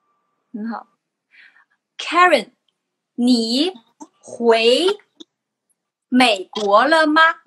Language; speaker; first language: Chinese; non-native, learner; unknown